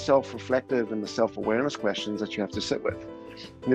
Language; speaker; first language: English; native; English